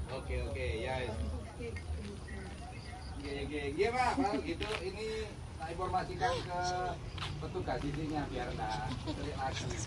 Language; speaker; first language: Indonesian; native; Indonesian